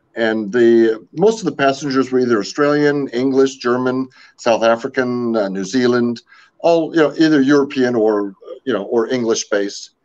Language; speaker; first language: English; native; English